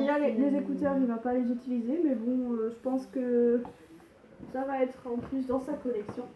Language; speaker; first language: French; native; French